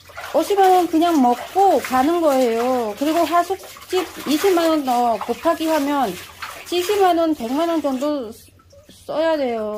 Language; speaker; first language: Korean; non-native, learner; Vietnamese